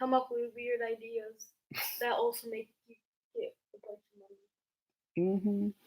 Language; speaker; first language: English; native; English